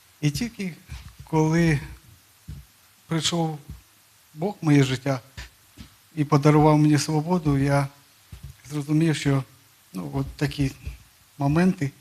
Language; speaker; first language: Ukrainian; non-native, local second language; Russian